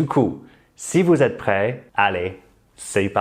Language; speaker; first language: French; non-native, fluent; English